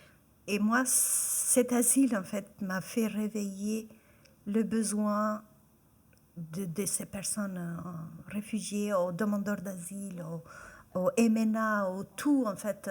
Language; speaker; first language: French; non-native, fluent; Albanian